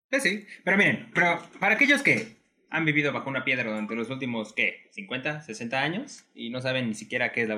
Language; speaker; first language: Spanish; native; Spanish